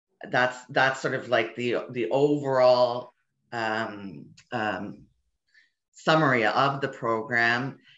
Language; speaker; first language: English; native; English